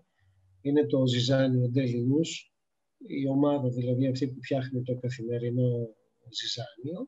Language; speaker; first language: Greek; native; Greek